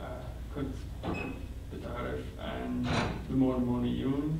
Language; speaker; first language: Arabic; non-native, learner; English